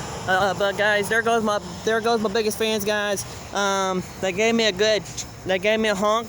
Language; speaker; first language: English; native; English